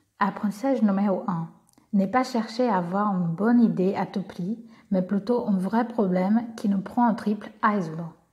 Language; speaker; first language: French; non-native, fluent; Portuguese